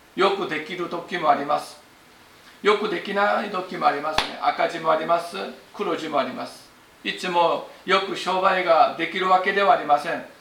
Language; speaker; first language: Japanese; non-native, fluent; Korean